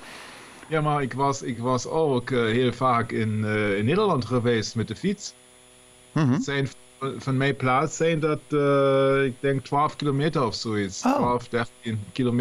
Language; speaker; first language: Dutch; non-native, learner; German